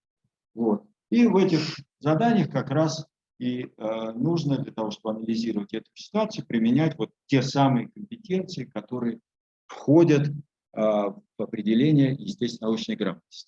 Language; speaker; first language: Russian; native; Russian